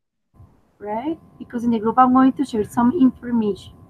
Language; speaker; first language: English; non-native, fluent; Spanish